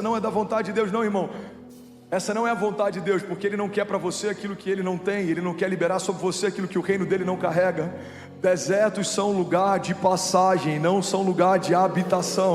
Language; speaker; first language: Portuguese; native; Portuguese